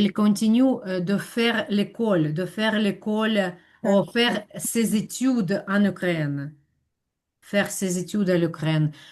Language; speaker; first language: French; non-native, fluent; Ukrainian